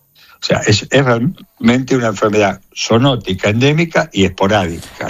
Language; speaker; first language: Spanish; native; Spanish